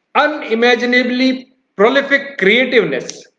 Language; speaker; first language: English; non-native, local second language; Hindi